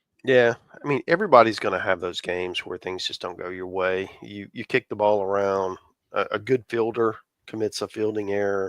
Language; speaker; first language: English; native; English